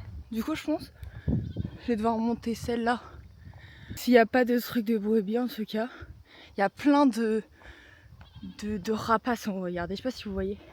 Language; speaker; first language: French; native; French